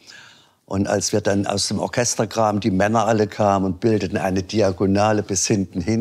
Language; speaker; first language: German; native; German